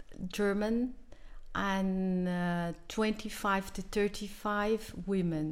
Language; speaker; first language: English; non-native, fluent; Portuguese